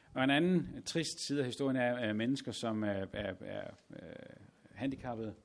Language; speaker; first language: Danish; native; Danish